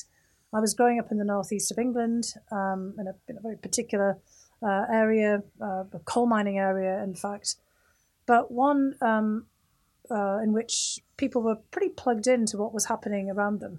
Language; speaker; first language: English; native; English